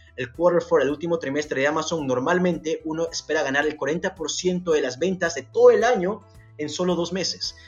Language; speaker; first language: Spanish; native; Spanish